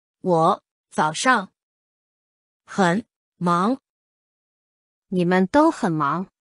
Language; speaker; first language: Chinese; non-native, learner; English